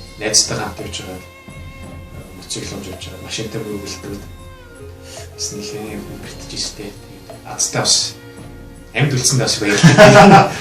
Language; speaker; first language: Mongolian; native; Mongolian